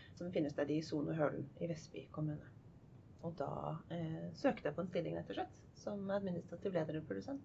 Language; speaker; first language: Norwegian; non-native, fluent; English